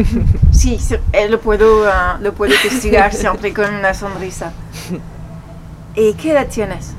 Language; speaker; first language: Spanish; non-native, fluent; French